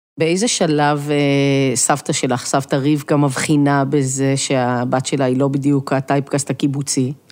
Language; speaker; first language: Hebrew; native; Hebrew